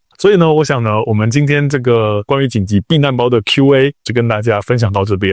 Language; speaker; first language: Chinese; native; Chinese